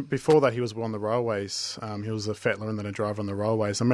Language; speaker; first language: English; native; English